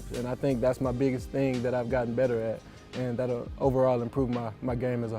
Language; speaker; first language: English; native; English